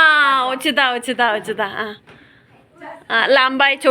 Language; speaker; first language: Chinese; non-native, learner; Malayalam